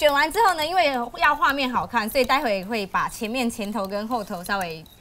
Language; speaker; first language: Chinese; native; Chinese